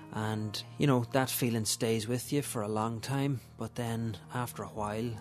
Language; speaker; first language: English; native; English